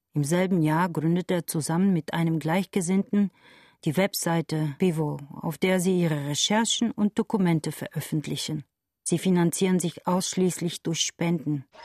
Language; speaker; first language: German; non-native, fluent; Bulgarian